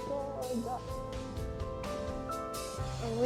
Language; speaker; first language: English; non-native, learner; Spanish